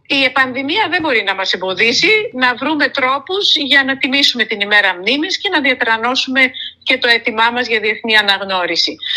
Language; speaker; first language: Greek; native; Greek